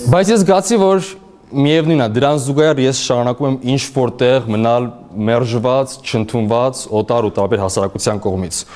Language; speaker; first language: Armenian; early bilingual, heritage; Armenian